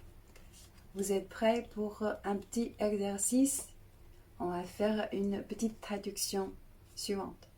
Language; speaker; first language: French; non-native, fluent; Chinese